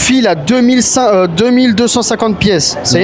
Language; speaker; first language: French; native; French